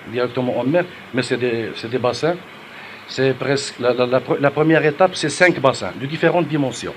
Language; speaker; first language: French; non-native, local second language; Arabic